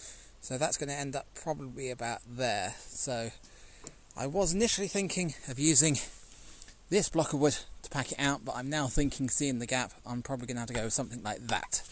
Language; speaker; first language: English; native; English